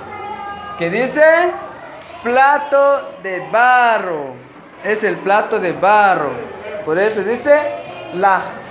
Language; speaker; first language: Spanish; non-native, local second language; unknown